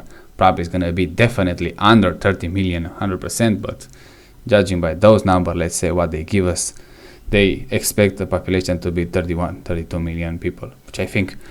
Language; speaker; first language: English; non-native, fluent; Romanian